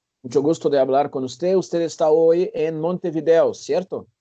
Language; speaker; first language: Spanish; non-native, fluent; Portuguese